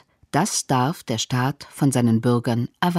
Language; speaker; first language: German; native; German